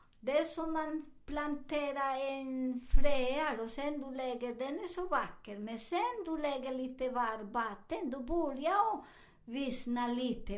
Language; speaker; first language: Swedish; non-native, fluent; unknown